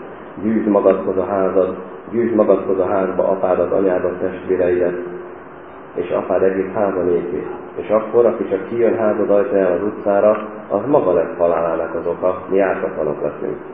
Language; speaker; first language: Hungarian; native; Hungarian